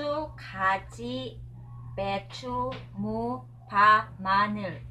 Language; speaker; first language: Korean; non-native, learner; Cebuano